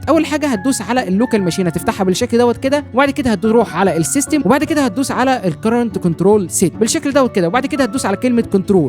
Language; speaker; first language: Arabic; native; Arabic